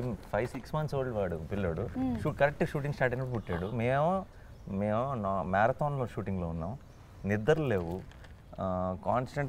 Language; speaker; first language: Telugu; native; Telugu